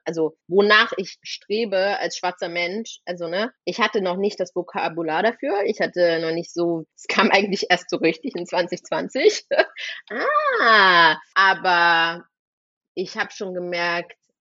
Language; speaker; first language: German; native; German